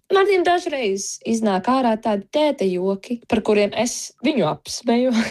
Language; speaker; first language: Latvian; native; Latvian